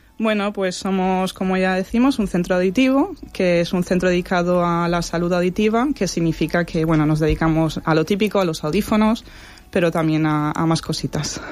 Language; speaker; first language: Spanish; native; Spanish